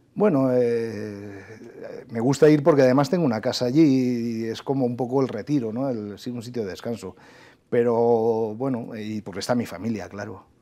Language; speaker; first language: Spanish; native; Spanish